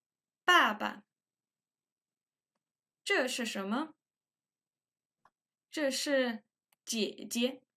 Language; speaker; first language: Chinese; non-native, fluent; English